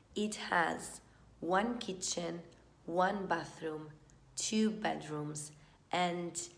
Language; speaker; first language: English; non-native, fluent; Italian